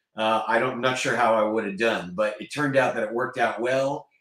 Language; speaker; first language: English; native; English